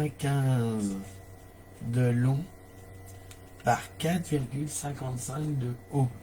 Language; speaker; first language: French; native; French